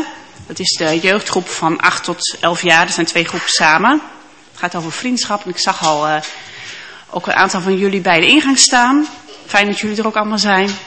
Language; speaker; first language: Dutch; native; Dutch